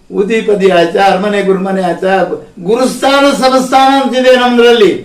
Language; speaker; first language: Kannada; native; Kannada